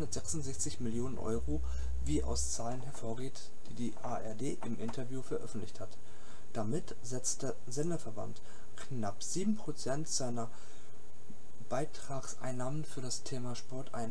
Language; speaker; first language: German; native; German